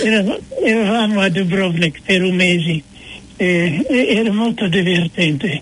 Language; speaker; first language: Italian; non-native, fluent; English